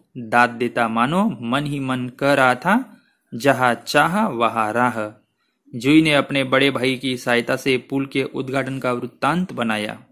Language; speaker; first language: Hindi; non-native, local second language; Marathi